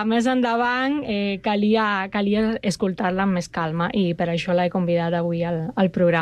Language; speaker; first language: Catalan; non-native, fluent; Spanish